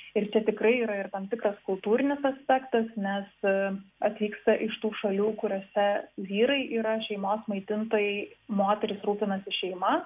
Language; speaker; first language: Lithuanian; native; Lithuanian